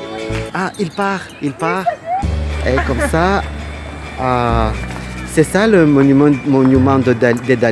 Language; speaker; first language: French; non-native, learner; Russian